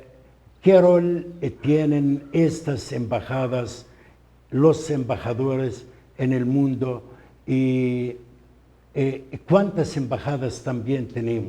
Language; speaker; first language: Spanish; non-native, fluent; Arabic